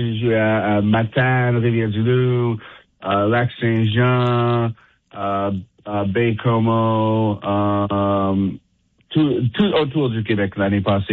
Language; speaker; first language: French; non-native, fluent; English